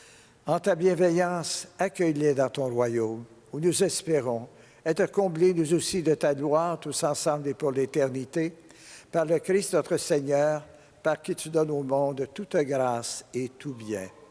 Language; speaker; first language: French; native; French